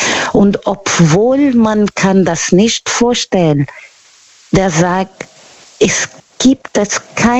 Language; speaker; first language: German; non-native, fluent; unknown